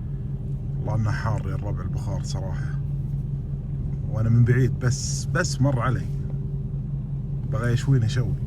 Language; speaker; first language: Arabic; native; Arabic